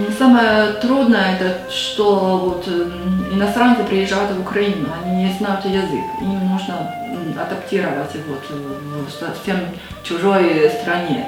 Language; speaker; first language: Russian; non-native, fluent; Chinese